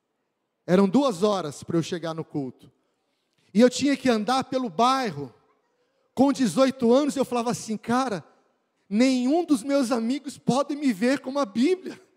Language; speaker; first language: Portuguese; native; Portuguese